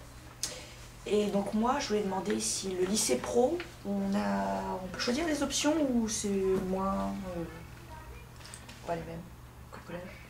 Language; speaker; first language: French; native; French